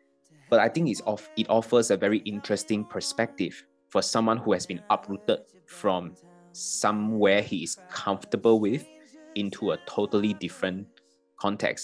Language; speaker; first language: English; non-native, local second language; Chinese